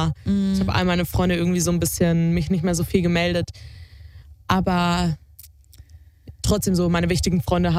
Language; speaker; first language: German; native; German